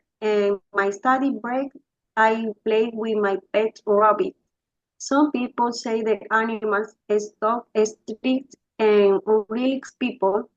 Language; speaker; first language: English; non-native, learner; Spanish